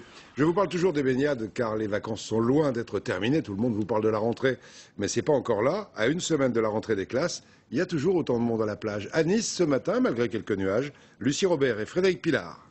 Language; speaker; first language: French; native; French